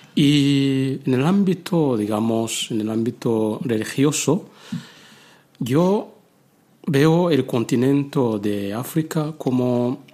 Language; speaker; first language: Spanish; non-native, fluent; Kinyarwanda